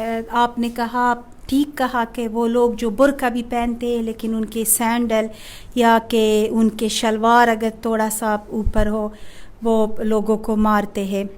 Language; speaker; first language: Hindi; non-native, fluent; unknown